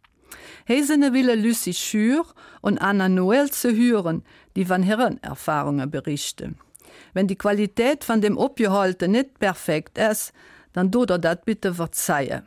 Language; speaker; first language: German; native; German